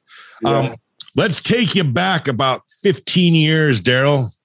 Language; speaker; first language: English; native; English